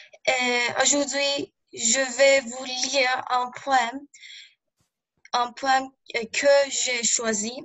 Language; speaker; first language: French; non-native, learner; Turkish